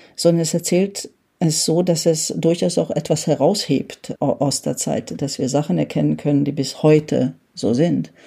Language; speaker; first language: German; early bilingual, heritage; Hungarian